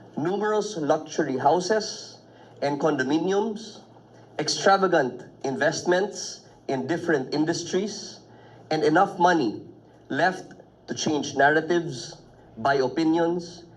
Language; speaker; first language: English; non-native, local second language; Filipino